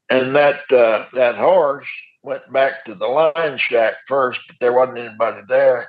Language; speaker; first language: English; native; English